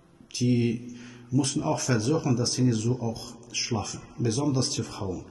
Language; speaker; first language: German; non-native, fluent; Arabic